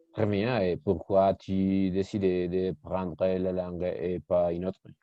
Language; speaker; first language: French; non-native, learner; Spanish